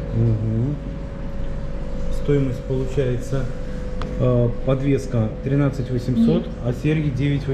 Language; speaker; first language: Russian; native; Russian